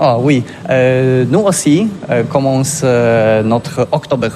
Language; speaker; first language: French; non-native, learner; Polish